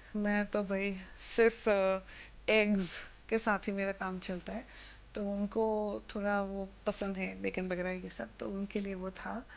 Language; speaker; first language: Hindi; non-native, local second language; Assamese